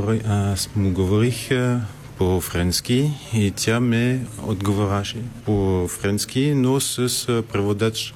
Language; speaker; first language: Bulgarian; non-native, learner; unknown